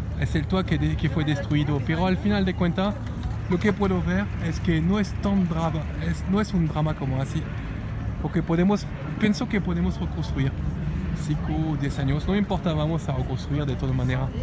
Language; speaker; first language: Spanish; non-native, learner; French